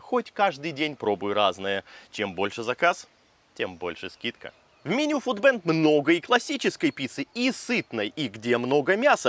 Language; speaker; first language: Russian; native; Russian